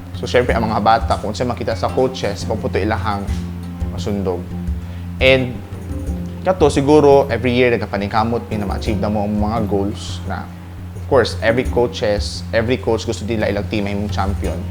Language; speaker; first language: Cebuano; native; Cebuano